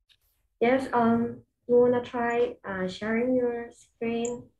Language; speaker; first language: English; non-native, fluent; Thai